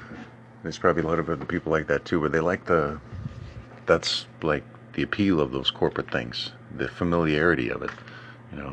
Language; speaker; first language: English; native; English